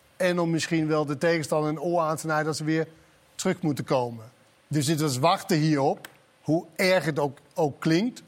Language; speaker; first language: Dutch; non-native, fluent; Danish